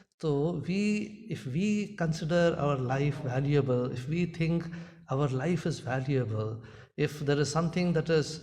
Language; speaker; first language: English; non-native, local second language; Hindi